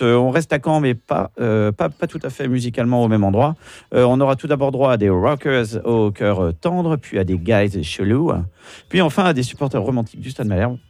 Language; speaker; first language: French; native; French